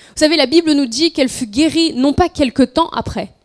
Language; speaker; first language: French; non-native, fluent; Spanish